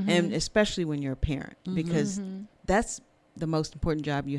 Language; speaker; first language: English; native; English